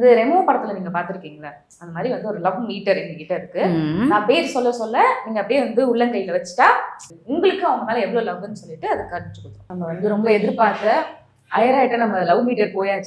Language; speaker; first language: Tamil; native; Tamil